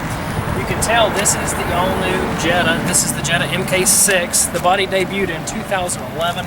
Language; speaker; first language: English; native; English